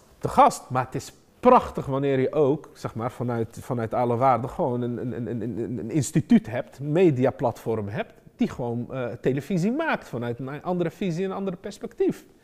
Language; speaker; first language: Dutch; early bilingual, other home language; Arabic